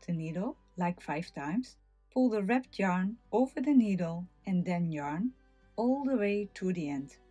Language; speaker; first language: English; non-native, fluent; Dutch